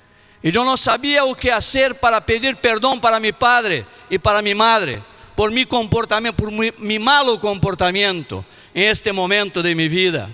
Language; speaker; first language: Spanish; non-native, learner; Portuguese